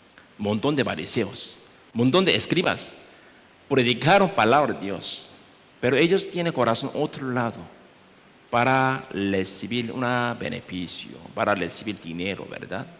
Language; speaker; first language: Spanish; non-native, learner; Korean